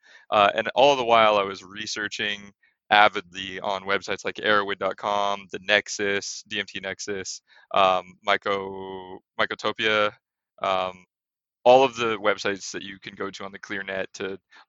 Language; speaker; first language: English; native; English